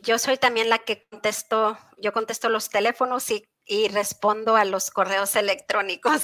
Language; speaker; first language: Spanish; early bilingual, heritage; Spanish